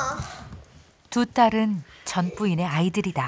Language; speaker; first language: Korean; native; Korean